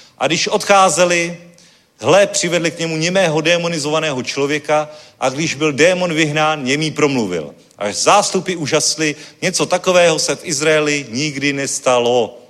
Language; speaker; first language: Czech; native; Czech